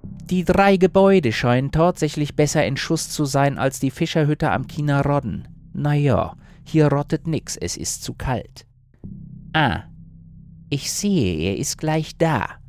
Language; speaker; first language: German; native; German